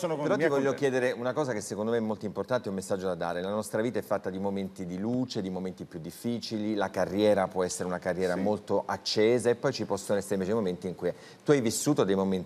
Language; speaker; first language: Italian; native; Italian